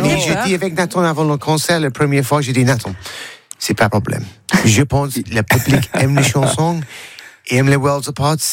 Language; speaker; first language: French; non-native, learner; English